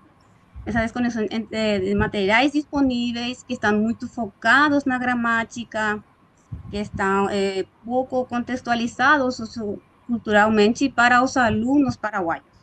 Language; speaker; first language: Portuguese; non-native, fluent; Spanish